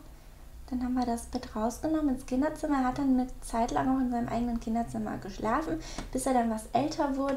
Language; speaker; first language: German; native; German